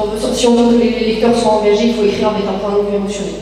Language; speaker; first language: French; native; French